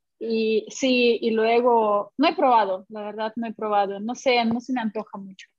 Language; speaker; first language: Spanish; non-native, fluent; Russian